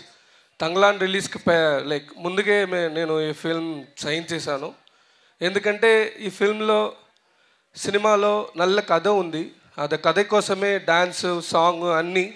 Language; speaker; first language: Telugu; non-native, learner; Tamil